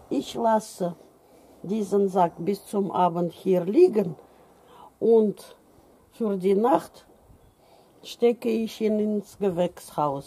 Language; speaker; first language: German; non-native, fluent; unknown